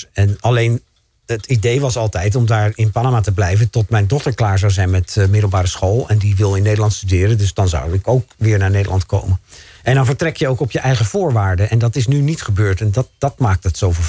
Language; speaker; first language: Dutch; native; Dutch